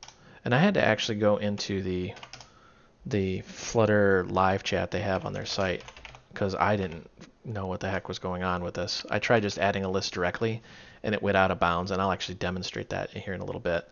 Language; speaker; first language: English; native; English